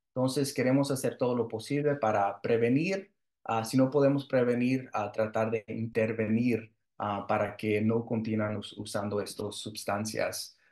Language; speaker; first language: Spanish; early bilingual, heritage; Spanish